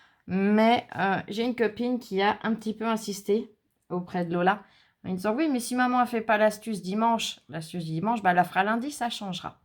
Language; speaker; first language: French; native; French